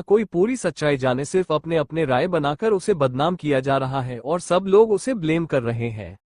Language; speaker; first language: Hindi; native; Hindi